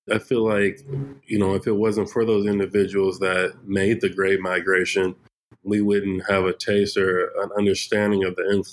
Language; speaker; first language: English; native; English